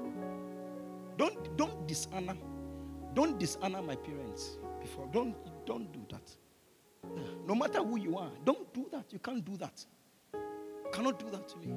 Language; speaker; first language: English; non-native, local second language; Ga